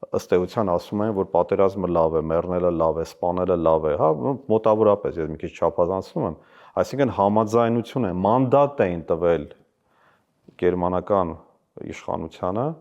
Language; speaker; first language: Armenian; native; Armenian